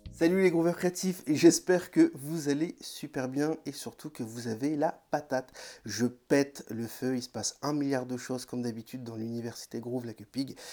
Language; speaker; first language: French; native; French